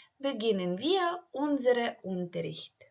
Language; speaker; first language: German; non-native, fluent; Ukrainian